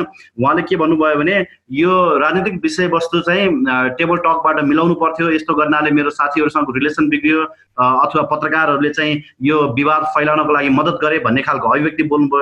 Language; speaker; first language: Nepali; native; Nepali